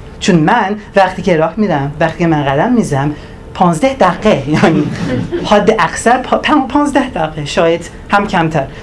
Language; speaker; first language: Persian; non-native, learner; Turkish